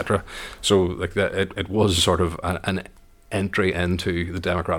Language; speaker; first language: English; native; English